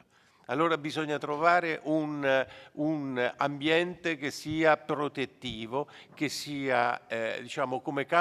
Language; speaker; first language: Italian; native; Italian